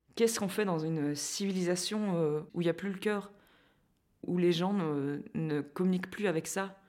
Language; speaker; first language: French; native; French